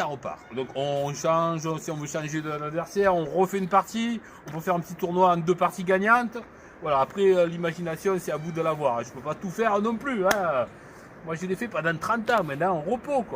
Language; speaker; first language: French; native; French